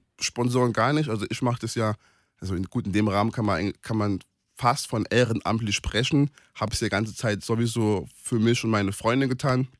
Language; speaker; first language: German; native; German